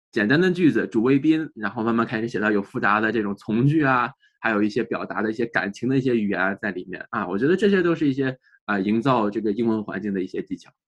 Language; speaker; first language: Chinese; native; Chinese